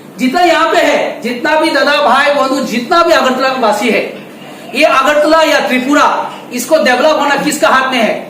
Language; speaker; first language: Hindi; non-native, local second language; Bangla